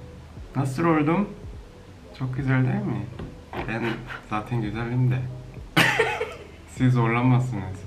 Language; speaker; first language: Turkish; non-native, learner; Korean